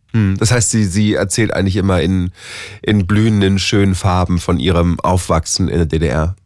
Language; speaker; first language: German; native; German